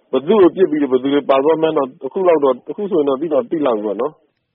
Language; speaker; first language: Burmese; native; Burmese